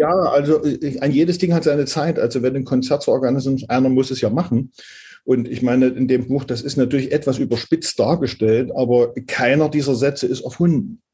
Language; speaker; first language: German; native; German